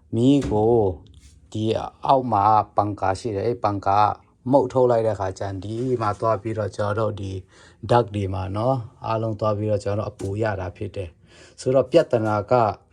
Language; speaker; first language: Burmese; non-native, local second language; Tedim Chin